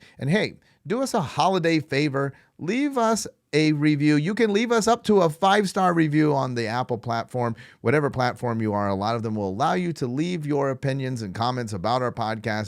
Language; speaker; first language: English; native; English